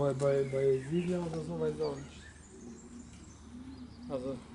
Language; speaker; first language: German; non-native, local second language; Polish